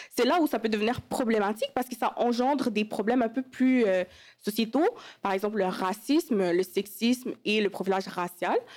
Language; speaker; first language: French; early bilingual, other home language; Wolof